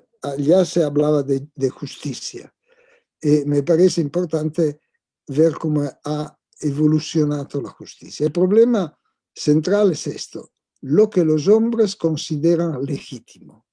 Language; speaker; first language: Spanish; non-native, fluent; Italian